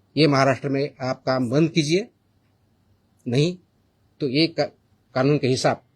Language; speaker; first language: Hindi; non-native, local second language; Marathi